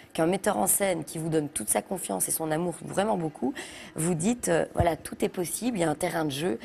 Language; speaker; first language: French; native; French